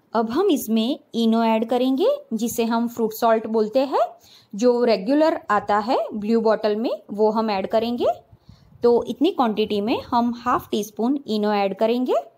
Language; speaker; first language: Hindi; non-native, local second language; Gujarati